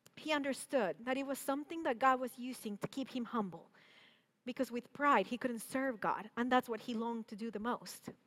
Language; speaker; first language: English; non-native, fluent; Spanish